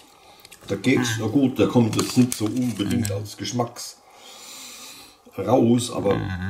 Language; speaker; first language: German; native; German